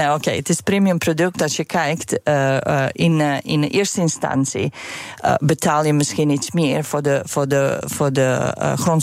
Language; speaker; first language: Dutch; non-native, fluent; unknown